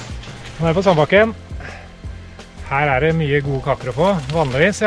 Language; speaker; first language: Norwegian; native; Norwegian